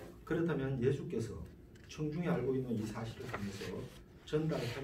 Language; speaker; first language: Korean; native; Korean